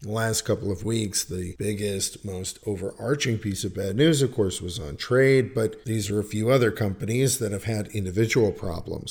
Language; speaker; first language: English; native; English